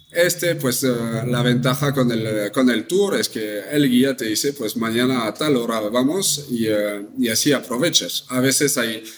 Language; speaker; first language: Spanish; non-native, fluent; French